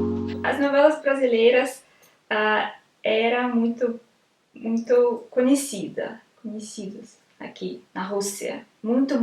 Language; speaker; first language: Portuguese; non-native, learner; Russian